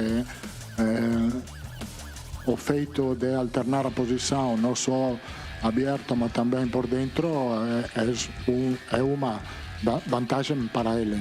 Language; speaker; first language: Portuguese; non-native, fluent; Italian